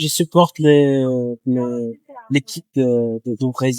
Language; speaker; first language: French; non-native, learner; Portuguese